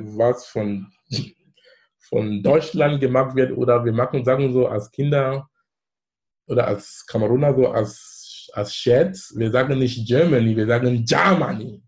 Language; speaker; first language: German; non-native, fluent; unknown